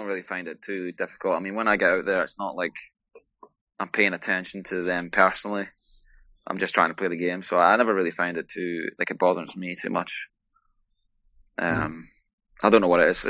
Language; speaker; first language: English; native; English